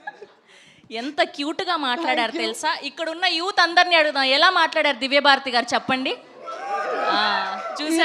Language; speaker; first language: Telugu; native; Telugu